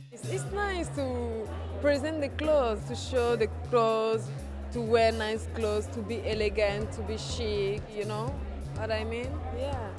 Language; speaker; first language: English; non-native, learner; French